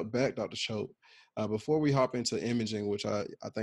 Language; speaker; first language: English; native; English